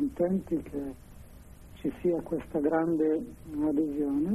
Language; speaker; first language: Italian; non-native, fluent; Arabic